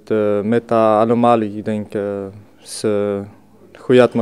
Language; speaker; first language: Dutch; non-native, learner; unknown